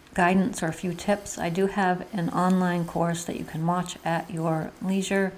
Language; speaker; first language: English; native; English